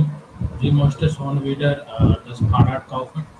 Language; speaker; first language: German; non-native, learner; Hindi